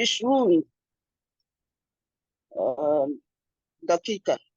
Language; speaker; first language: Arabic; non-native, learner; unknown